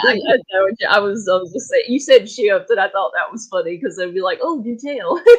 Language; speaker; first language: English; native; English